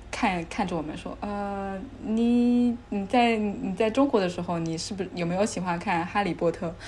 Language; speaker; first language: Chinese; native; Chinese